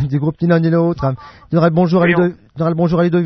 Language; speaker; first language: French; native; French